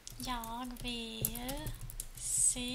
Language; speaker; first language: Swedish; non-native, learner; German